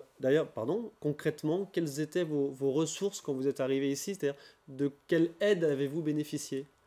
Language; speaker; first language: French; native; French